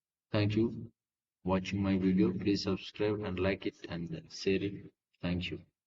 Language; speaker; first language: English; non-native, local second language; Telugu